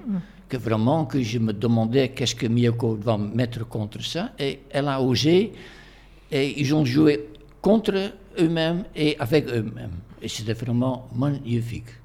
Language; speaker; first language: French; non-native, fluent; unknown